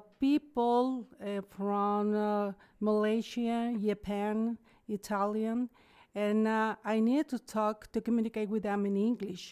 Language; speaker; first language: English; non-native, learner; Spanish